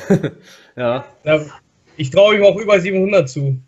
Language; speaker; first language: German; non-native, fluent; Russian